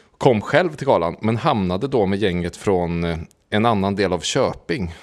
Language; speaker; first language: Swedish; native; Swedish